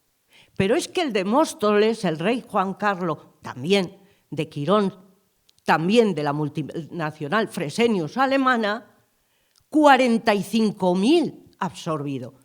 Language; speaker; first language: Spanish; native; Spanish